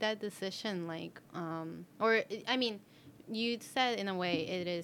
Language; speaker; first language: English; non-native, fluent; Spanish